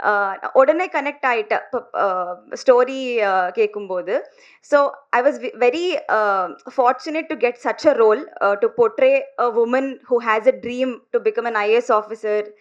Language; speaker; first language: Tamil; non-native, learner; Telugu